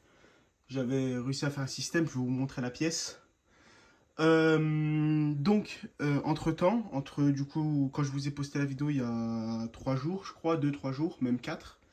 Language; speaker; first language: French; native; French